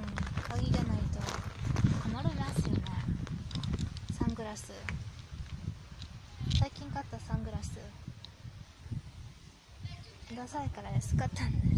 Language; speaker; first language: Japanese; non-native, fluent; German